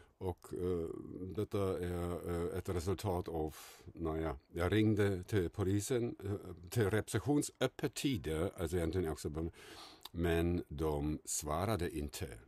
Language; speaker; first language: Swedish; non-native, fluent; German